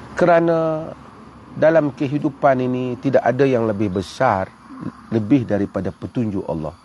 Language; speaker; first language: Malay; native; Malay